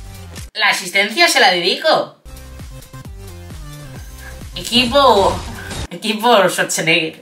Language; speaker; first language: Spanish; native; Spanish